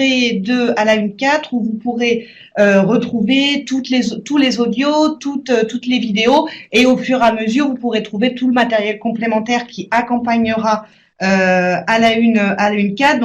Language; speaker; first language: French; native; French